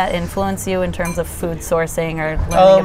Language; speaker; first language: English; native; English